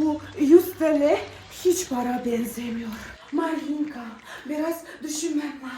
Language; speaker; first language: Turkish; non-native, learner; Russian